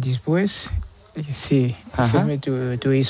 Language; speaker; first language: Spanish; non-native, learner; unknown